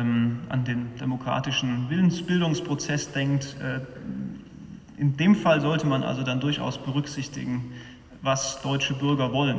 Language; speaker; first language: German; native; German